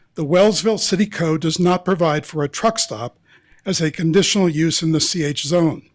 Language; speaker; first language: English; native; English